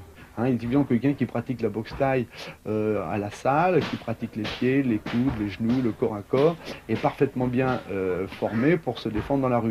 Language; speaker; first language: French; native; French